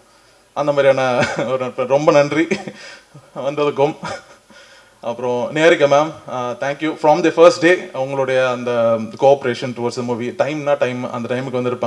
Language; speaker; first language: Tamil; native; Tamil